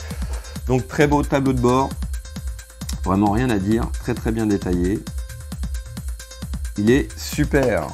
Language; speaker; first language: French; native; French